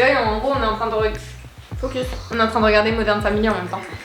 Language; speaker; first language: French; native; French